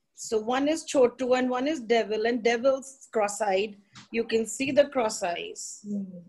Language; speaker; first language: English; non-native, local second language; Hindi